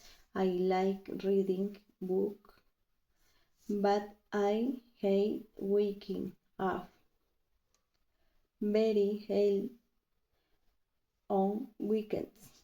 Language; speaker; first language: English; non-native, learner; Spanish